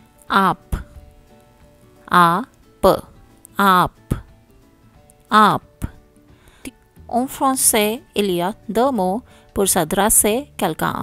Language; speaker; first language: French; non-native, learner; Hindi